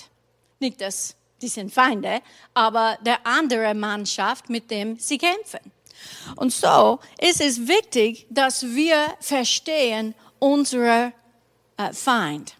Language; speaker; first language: German; non-native, fluent; English